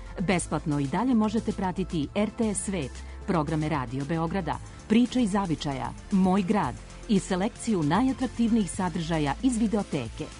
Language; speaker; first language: Serbian; native; Serbian